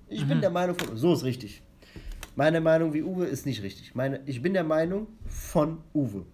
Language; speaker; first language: German; non-native, fluent; Arabic